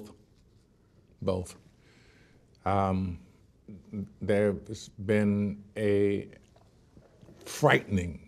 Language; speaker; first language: English; native; English